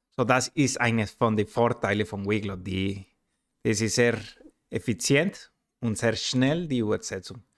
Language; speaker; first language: German; non-native, learner; Spanish